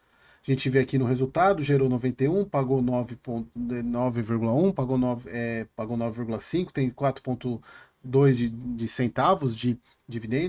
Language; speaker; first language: Portuguese; native; Portuguese